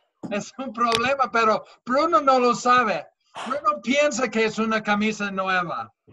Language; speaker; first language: Spanish; non-native, fluent; English